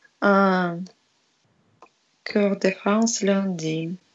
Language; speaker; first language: French; non-native, learner; Russian